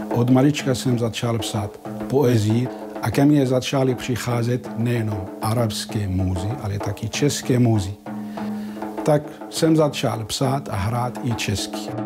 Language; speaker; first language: Czech; non-native, fluent; Arabic